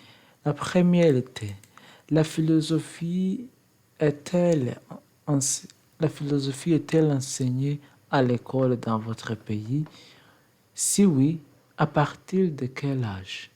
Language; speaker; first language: French; non-native, learner; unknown